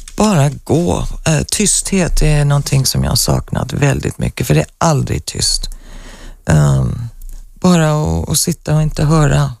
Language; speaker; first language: Swedish; native; Swedish